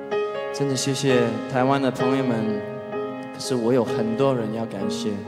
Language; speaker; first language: Chinese; early bilingual, heritage; Chinese